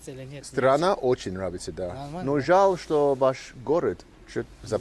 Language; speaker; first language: Russian; non-native, learner; English